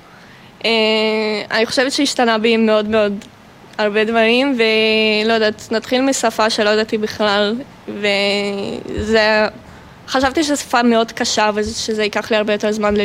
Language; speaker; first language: Hebrew; non-native, fluent; Russian